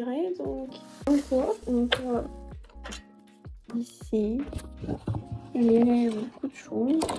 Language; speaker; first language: French; non-native, learner; Russian